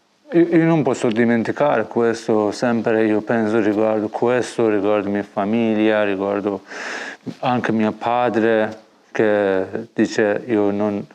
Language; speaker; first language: Italian; non-native, learner; Persian